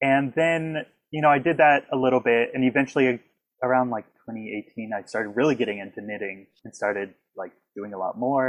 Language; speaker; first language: English; native; English